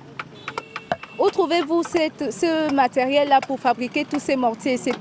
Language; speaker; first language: French; non-native, local second language; Bambara